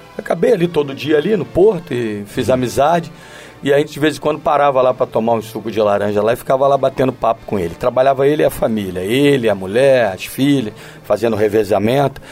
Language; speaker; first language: Portuguese; native; Portuguese